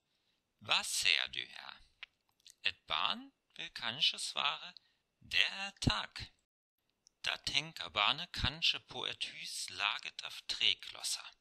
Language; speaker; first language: Norwegian; non-native, fluent; German